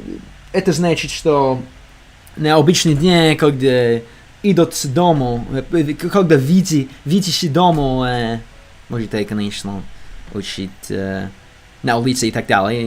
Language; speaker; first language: Russian; non-native, learner; English